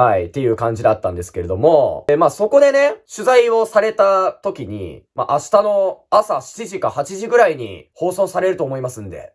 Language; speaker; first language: Japanese; native; Japanese